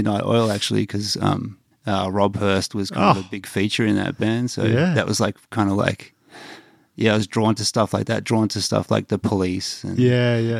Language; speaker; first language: English; native; English